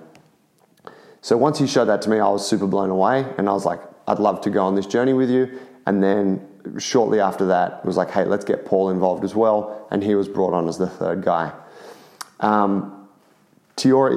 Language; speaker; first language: English; native; English